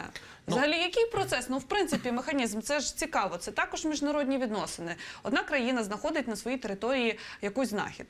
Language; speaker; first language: Ukrainian; native; Ukrainian